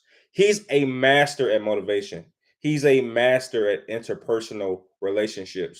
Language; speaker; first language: English; native; English